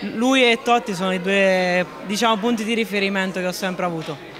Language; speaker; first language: Italian; native; Italian